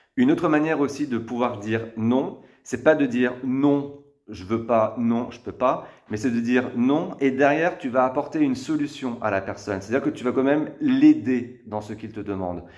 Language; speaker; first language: French; native; French